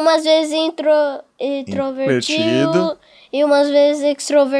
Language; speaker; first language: Portuguese; non-native, local second language; English